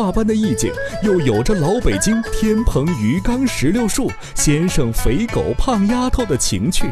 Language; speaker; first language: Chinese; native; Chinese